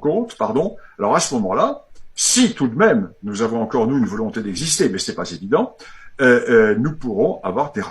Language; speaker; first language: French; native; French